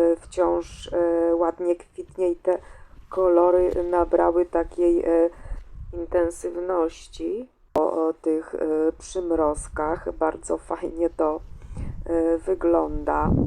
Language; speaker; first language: Polish; native; Polish